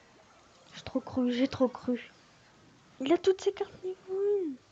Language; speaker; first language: French; native; French